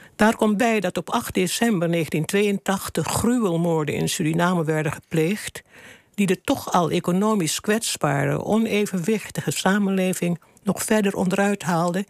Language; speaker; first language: Dutch; native; Dutch